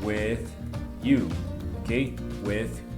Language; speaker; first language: English; non-native, learner; Portuguese